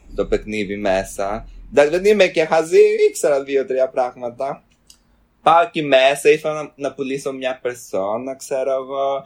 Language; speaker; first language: Greek; early bilingual, other home language; Albanian